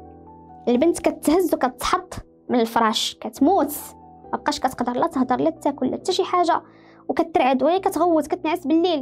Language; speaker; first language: Arabic; native; Arabic